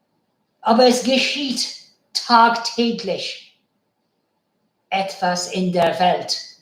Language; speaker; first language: German; non-native, fluent; Bangla